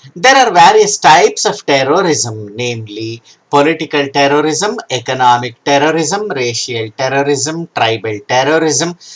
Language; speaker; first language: English; non-native, local second language; Kannada